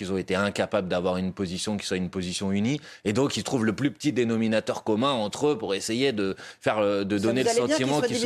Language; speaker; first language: French; native; French